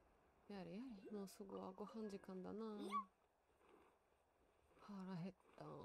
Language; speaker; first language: Japanese; non-native, learner; Russian